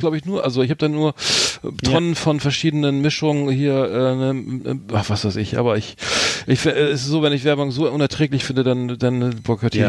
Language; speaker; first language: German; native; German